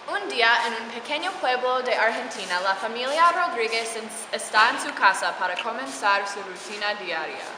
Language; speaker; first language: Spanish; non-native, learner; English